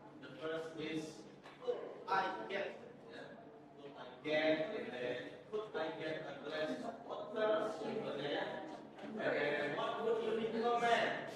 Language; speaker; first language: English; non-native, learner; Indonesian